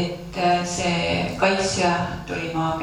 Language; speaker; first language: Finnish; non-native, learner; Estonian